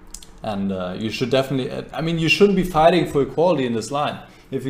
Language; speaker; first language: English; non-native, fluent; German